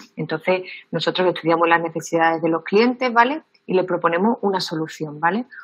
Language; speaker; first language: Spanish; native; Spanish